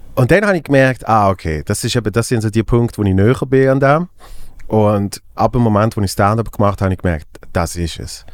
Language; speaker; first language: German; native; German